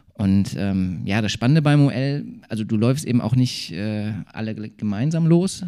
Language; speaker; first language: German; native; German